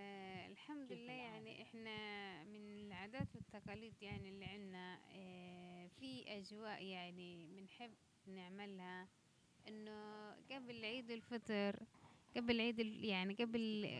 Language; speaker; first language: Arabic; native; Arabic